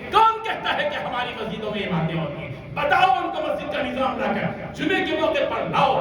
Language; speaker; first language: Urdu; native; Urdu